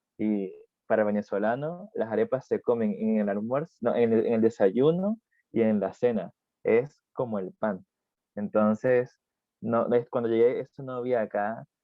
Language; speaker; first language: Spanish; native; Spanish